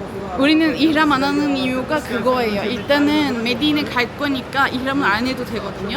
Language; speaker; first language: Korean; non-native, fluent; Turkish